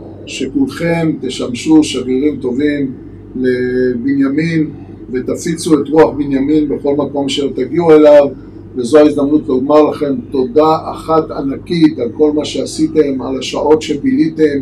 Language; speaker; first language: Hebrew; native; Hebrew